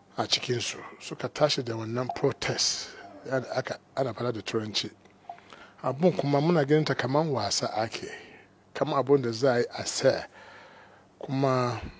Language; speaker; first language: Hausa; non-native, local second language; Igbo